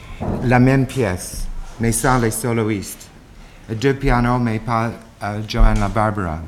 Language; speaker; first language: French; non-native, fluent; English